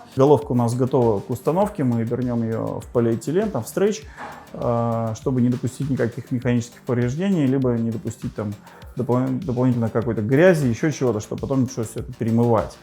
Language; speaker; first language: Russian; native; Russian